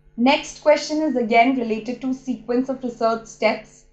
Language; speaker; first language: English; non-native, local second language; Hindi